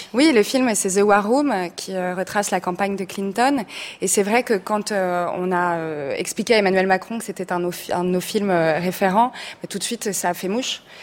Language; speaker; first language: French; native; French